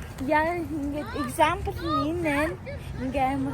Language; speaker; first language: Mongolian; early bilingual, heritage; Mongolian